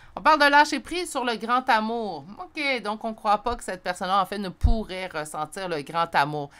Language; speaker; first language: French; native; French